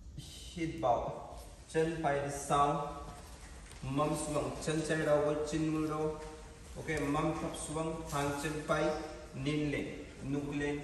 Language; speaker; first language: Vietnamese; non-native, learner; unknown